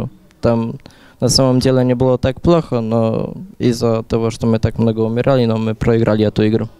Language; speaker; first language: Russian; non-native, learner; Polish